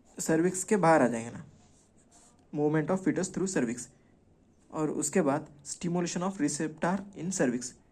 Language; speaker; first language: Hindi; non-native, local second language; Marathi